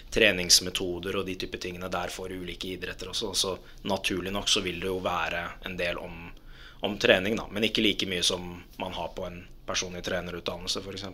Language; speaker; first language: Norwegian; early bilingual, other home language; Arabic